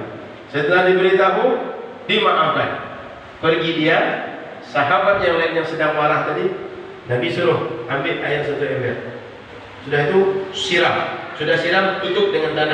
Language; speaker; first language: Indonesian; non-native, local second language; Malay